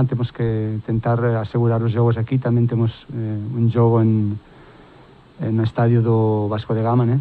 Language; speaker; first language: Portuguese; non-native, fluent; Spanish